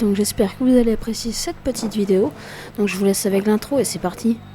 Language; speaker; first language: French; native; French